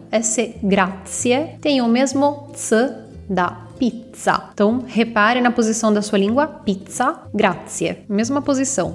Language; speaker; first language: Portuguese; non-native, fluent; Italian